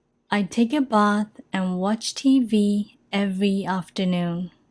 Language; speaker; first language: English; non-native, fluent; Burmese